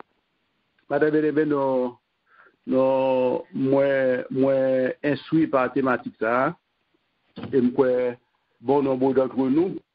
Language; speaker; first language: French; non-native, local second language; Haitian Creole